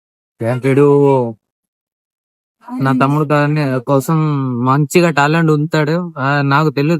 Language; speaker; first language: Telugu; non-native, learner; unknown